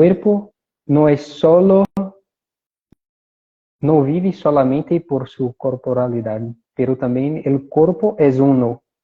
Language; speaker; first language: Spanish; non-native, fluent; Portuguese